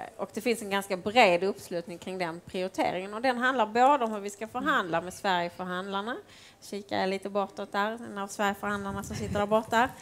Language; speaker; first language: Swedish; native; Swedish